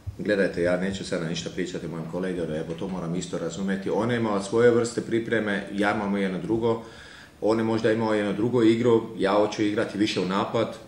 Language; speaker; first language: Croatian; early bilingual, heritage; Croatian